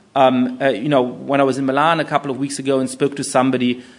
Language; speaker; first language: English; non-native, fluent; German